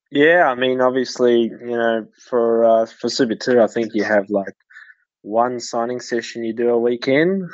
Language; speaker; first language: English; native; English